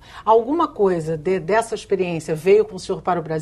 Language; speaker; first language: Portuguese; native; Portuguese